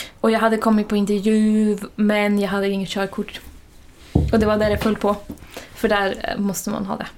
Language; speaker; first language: Swedish; native; Swedish